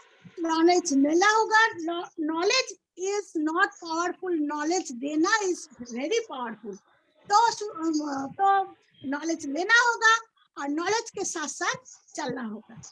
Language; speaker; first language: Hindi; non-native, local second language; Bangla